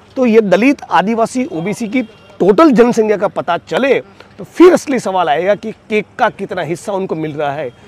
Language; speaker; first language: Hindi; non-native, local second language; Gujarati